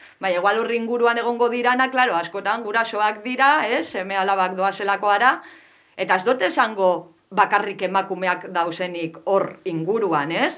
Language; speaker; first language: Basque; non-native, local second language; Spanish